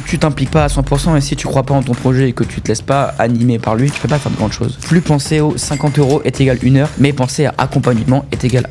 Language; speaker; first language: French; native; French